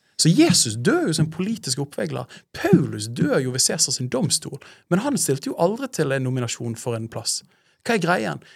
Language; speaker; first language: Norwegian; native; Norwegian